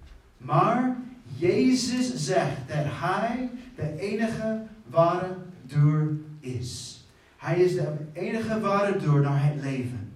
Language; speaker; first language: Dutch; non-native, fluent; English